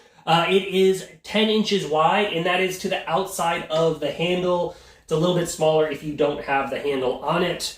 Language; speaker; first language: English; native; English